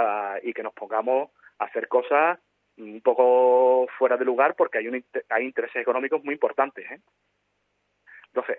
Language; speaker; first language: Spanish; native; Spanish